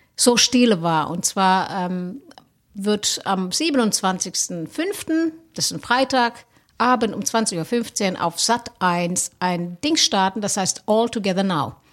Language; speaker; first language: German; non-native, fluent; Finnish